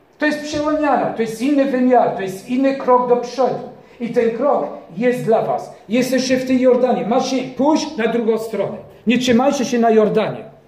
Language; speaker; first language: Polish; non-native, fluent; French